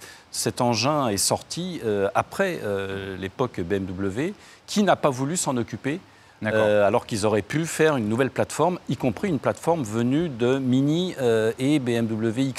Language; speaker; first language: French; native; French